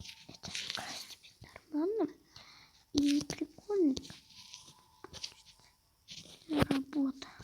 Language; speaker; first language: Russian; non-native, local second language; Kazakh